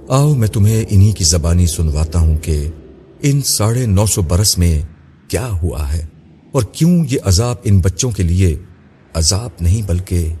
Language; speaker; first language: Urdu; native; Urdu